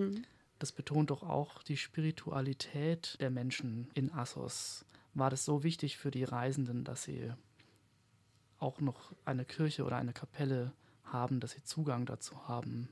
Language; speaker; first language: German; native; German